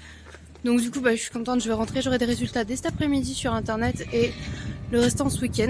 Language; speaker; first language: French; native; French